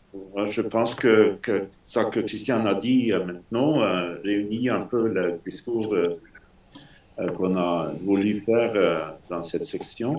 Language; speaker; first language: French; non-native, fluent; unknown